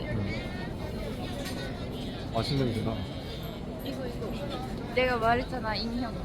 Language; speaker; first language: Korean; non-native, fluent; Japanese